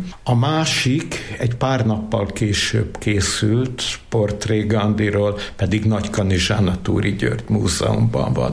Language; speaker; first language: Hungarian; native; Hungarian